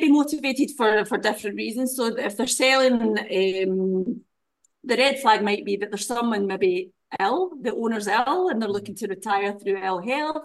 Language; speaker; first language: English; native; English